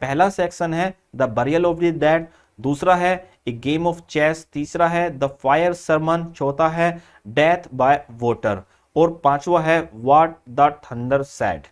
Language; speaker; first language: Hindi; native; Hindi